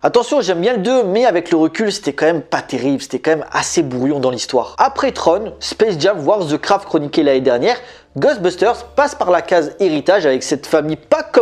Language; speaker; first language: French; native; French